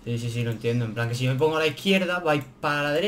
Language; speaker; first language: Spanish; native; Spanish